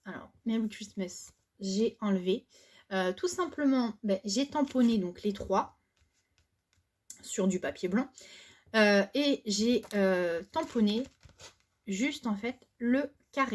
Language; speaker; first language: French; native; French